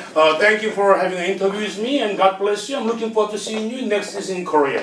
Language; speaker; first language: English; non-native, fluent; Korean